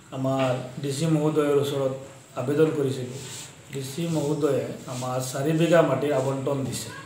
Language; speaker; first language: Assamese; non-native, local second language; Bangla